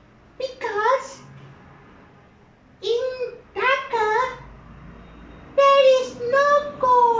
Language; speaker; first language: English; non-native, learner; Bangla